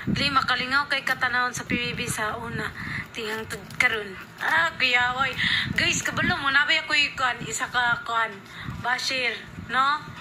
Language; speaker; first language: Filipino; non-native, local second language; Cebuano